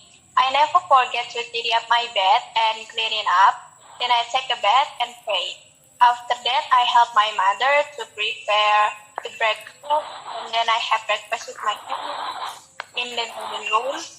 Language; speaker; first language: English; non-native, learner; Indonesian